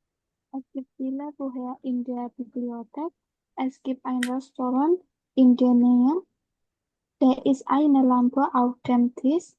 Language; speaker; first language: German; non-native, learner; Indonesian